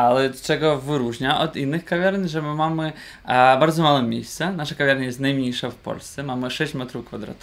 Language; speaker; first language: Polish; non-native, learner; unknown